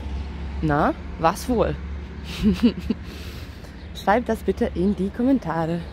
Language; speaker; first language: German; non-native, fluent; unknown